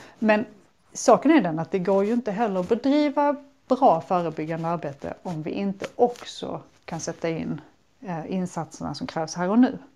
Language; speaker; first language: Swedish; native; Swedish